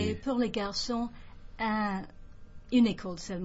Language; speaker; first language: French; non-native, fluent; English